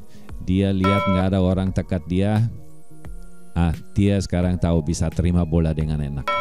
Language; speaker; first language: Indonesian; non-native, fluent; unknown